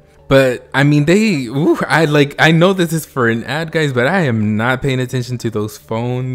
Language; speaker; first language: English; native; English